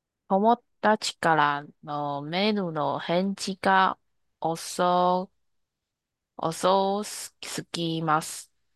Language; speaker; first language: Japanese; non-native, learner; Chinese